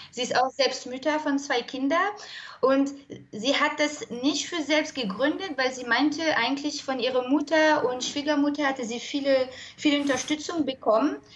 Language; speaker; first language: German; non-native, fluent; French